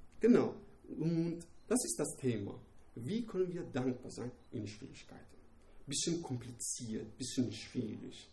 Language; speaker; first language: German; non-native, learner; Persian